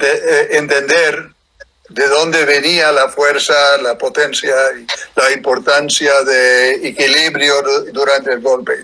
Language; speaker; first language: Spanish; non-native, fluent; English